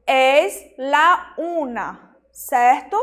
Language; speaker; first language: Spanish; non-native, fluent; Portuguese